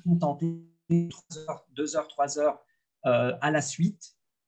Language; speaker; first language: French; non-native, local second language; Arabic